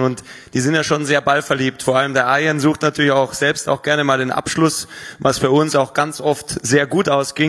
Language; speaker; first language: German; native; German